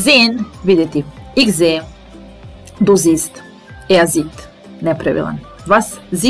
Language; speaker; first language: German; non-native, fluent; Serbian